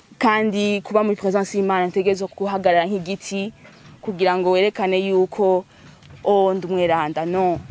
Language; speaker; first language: Rundi; early bilingual, heritage; Rundi